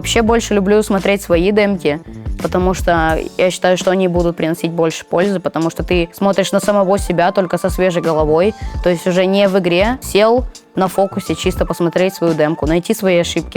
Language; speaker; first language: Russian; native; Russian